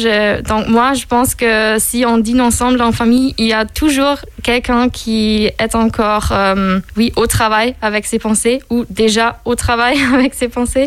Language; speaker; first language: French; non-native, fluent; German